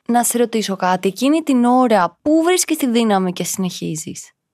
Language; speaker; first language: Greek; native; Greek